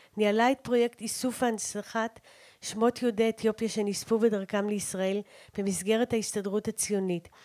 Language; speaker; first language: Hebrew; native; Hebrew